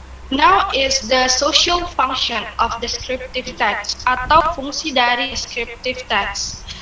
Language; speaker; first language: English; non-native, learner; Indonesian